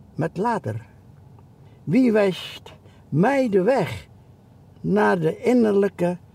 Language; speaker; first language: Dutch; non-native, learner; Indonesian